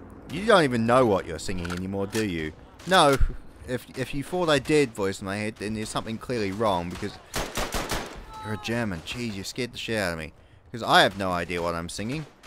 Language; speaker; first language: English; native; English